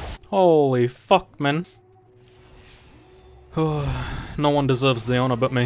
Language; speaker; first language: English; native; English